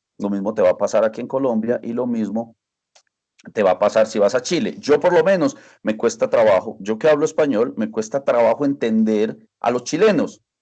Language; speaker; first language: Spanish; native; Spanish